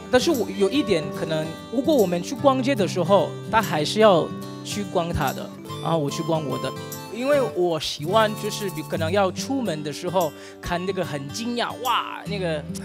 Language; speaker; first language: Chinese; non-native, fluent; Haitian Creole